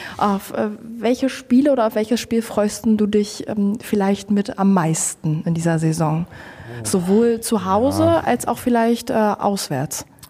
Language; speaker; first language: German; native; German